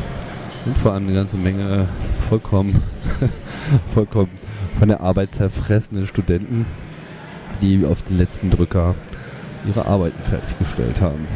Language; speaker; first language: German; native; German